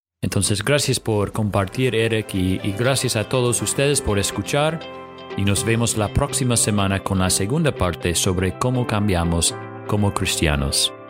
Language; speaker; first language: Spanish; non-native, fluent; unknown